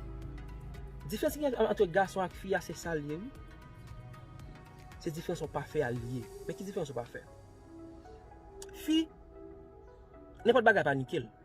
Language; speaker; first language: French; non-native, local second language; Haitian Creole